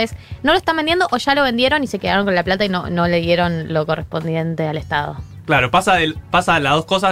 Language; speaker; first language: Spanish; native; Spanish